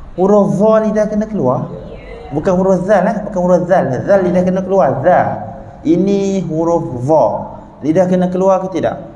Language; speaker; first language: Malay; native; Malay